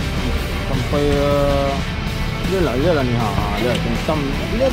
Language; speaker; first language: Indonesian; non-native, local second language; Minangkabau